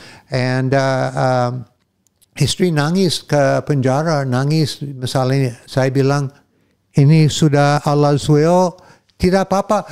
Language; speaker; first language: Indonesian; non-native, fluent; English